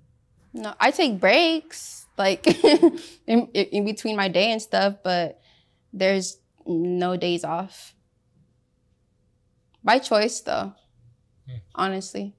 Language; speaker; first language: English; early bilingual, other home language; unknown